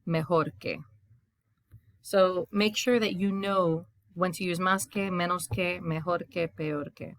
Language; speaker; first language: Spanish; non-native, fluent; English